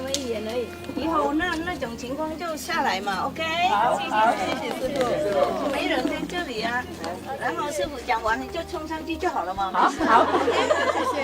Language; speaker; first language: Chinese; non-native, fluent; Vietnamese